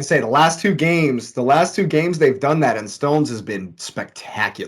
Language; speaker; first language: English; native; English